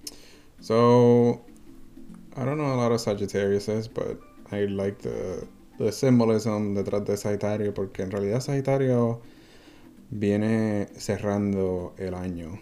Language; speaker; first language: Spanish; native; Spanish